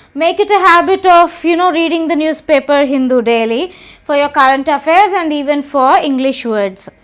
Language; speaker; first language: English; non-native, local second language; Telugu